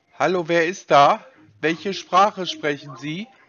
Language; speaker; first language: German; native; German